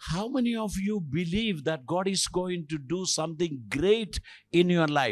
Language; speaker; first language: English; non-native, local second language; Telugu